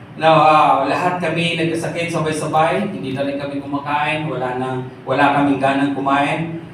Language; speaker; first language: Filipino; non-native, local second language; Masbatenyo